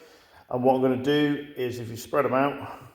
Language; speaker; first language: English; native; English